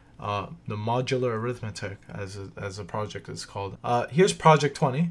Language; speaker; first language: English; native; English